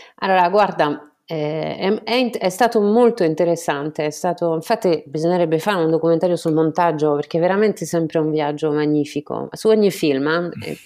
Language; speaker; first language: Italian; non-native, fluent; French